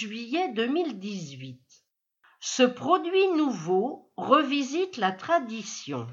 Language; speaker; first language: French; native; French